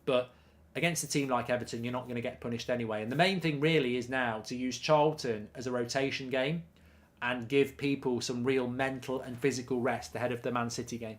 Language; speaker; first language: English; native; English